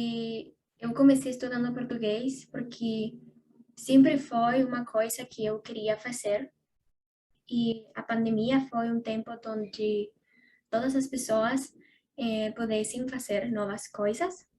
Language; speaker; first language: Portuguese; non-native, learner; Spanish